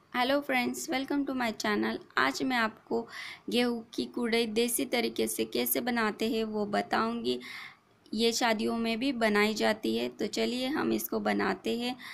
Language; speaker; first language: Hindi; non-native, local second language; Marathi